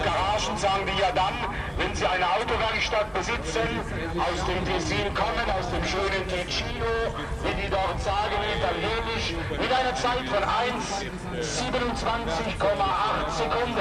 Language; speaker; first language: German; native; German